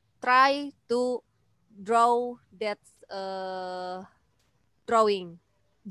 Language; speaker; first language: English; non-native, learner; Indonesian